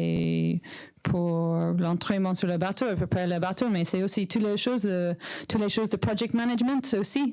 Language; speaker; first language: French; non-native, learner; English